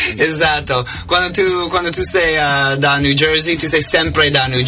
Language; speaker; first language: Italian; non-native, learner; English